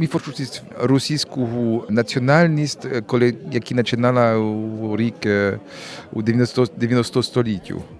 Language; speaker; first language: Ukrainian; non-native, learner; French